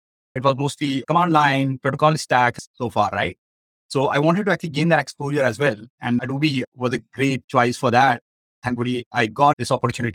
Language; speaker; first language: English; non-native, local second language; Hindi